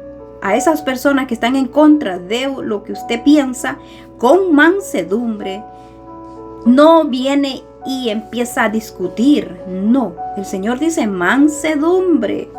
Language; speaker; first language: Spanish; native; Spanish